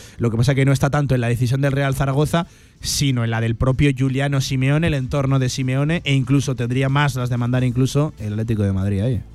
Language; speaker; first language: Spanish; native; Spanish